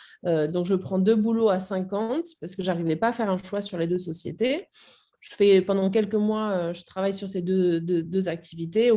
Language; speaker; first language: French; native; French